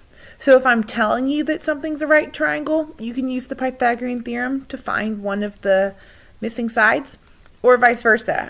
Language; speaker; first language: English; native; English